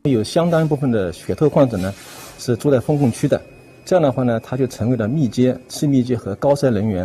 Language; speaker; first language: Chinese; native; Chinese